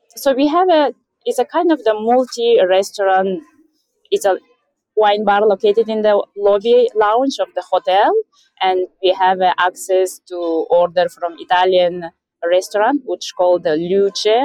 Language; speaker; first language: English; non-native, fluent; Russian